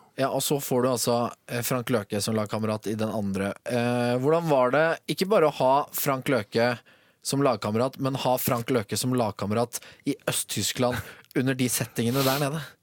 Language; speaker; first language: Norwegian; native; Norwegian